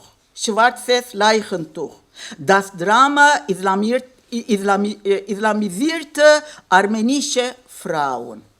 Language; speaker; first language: German; non-native, fluent; Kurdish